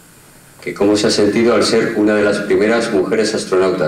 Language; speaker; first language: Spanish; native; Spanish